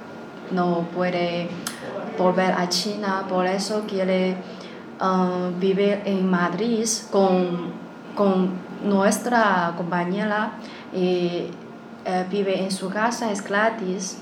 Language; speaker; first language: Spanish; non-native, learner; Chinese